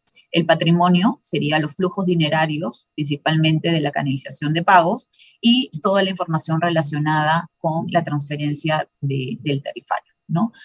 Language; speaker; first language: Spanish; native; Spanish